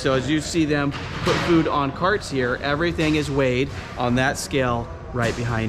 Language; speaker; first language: English; native; English